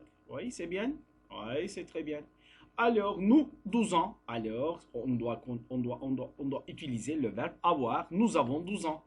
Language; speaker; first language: French; non-native, fluent; Turkish